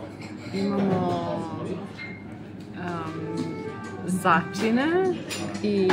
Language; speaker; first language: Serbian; non-native, learner; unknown